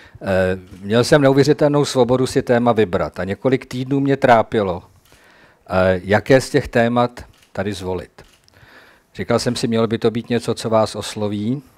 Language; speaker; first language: Czech; native; Czech